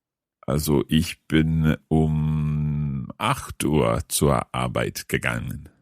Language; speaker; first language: German; non-native, fluent; English